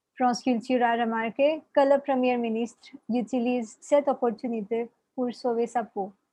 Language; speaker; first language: French; non-native, fluent; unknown